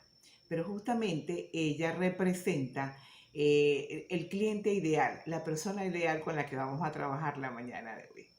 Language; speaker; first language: Spanish; native; Spanish